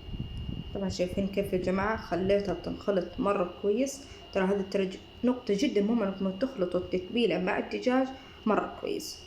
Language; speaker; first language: Arabic; native; Arabic